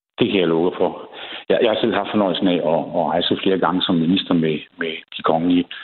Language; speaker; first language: Danish; native; Danish